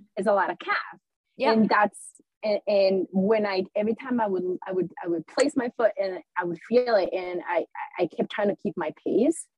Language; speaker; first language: English; early bilingual, other home language; Spanish